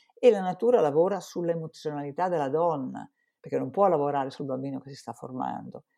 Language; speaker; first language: Italian; native; Italian